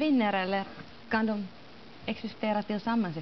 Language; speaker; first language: Swedish; non-native, local second language; Finnish